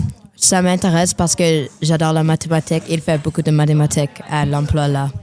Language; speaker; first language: French; non-native, local second language; English